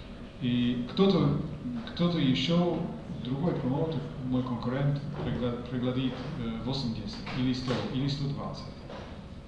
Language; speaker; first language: Russian; non-native, fluent; English